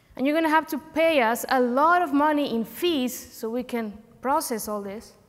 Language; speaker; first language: English; non-native, fluent; Spanish